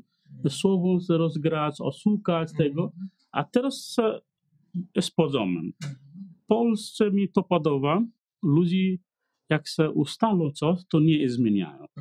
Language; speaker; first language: Polish; non-native, learner; Nepali